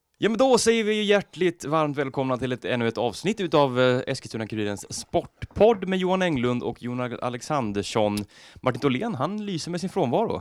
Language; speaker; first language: Swedish; native; Swedish